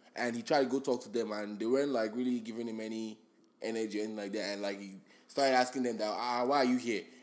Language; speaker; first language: English; non-native, local second language; Yoruba